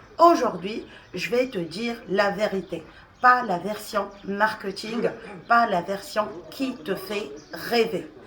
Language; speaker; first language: French; non-native, local second language; Arabic